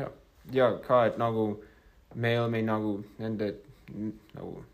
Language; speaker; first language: Estonian; non-native, fluent; English